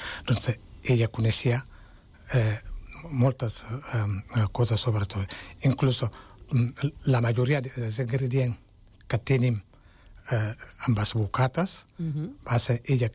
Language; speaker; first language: Catalan; non-native, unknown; Wolof